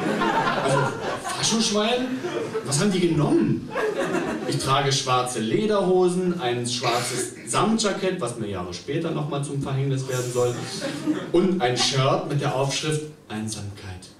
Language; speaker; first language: German; native; German